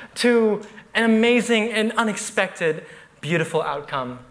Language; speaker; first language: English; native; English